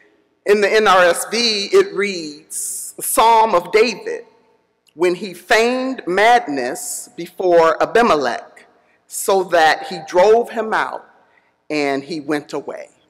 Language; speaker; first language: English; native; English